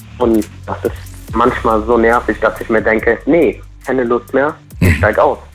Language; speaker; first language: German; non-native, fluent; Portuguese